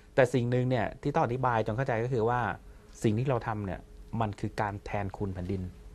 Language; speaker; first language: Thai; native; Thai